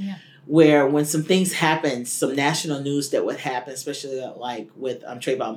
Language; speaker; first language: English; native; English